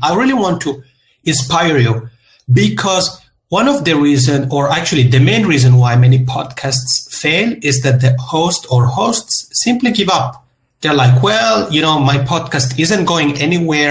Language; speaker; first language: English; non-native, fluent; Italian